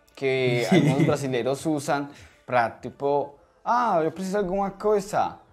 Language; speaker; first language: Portuguese; non-native, learner; Spanish